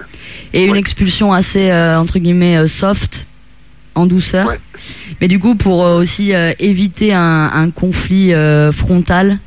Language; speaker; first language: French; non-native, fluent; Italian